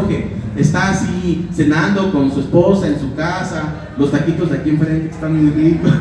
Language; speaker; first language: Spanish; native; Spanish